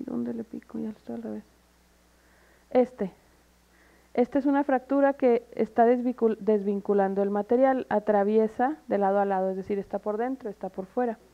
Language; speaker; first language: Spanish; native; Spanish